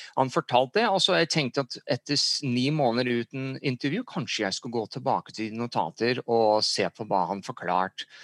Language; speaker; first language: Norwegian; early bilingual, heritage; English